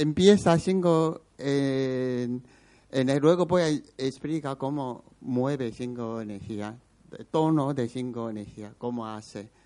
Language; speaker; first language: Spanish; non-native, learner; Chinese